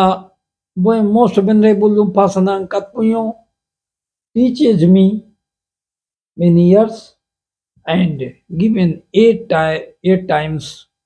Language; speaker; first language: English; non-native, local second language; Hindi